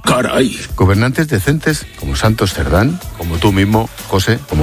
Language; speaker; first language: Spanish; native; Spanish